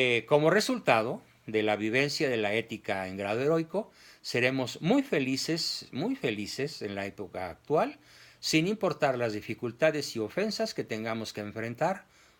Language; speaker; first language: Spanish; native; Spanish